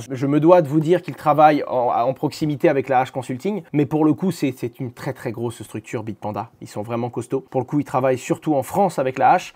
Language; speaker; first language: French; native; French